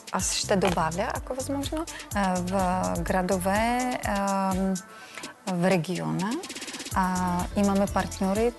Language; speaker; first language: Bulgarian; non-native, learner; Czech